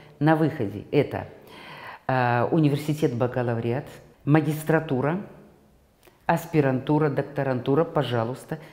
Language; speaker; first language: Russian; native; Russian